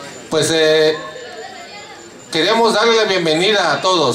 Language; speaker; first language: Spanish; native; Spanish